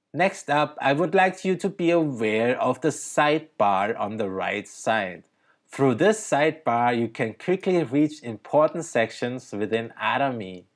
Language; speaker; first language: English; early bilingual, other home language; Thai